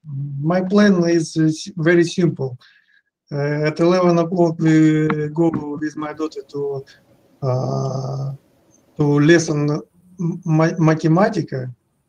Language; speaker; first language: English; non-native, learner; Russian